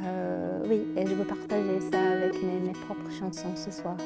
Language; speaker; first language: French; non-native, learner; English